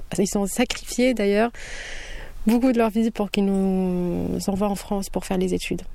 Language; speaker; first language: French; non-native, local second language; Kabyle